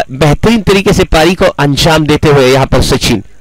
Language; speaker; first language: Hindi; non-native, local second language; Marathi